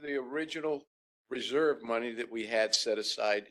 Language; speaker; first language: English; native; English